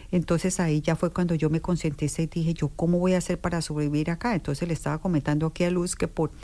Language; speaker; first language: Spanish; native; Spanish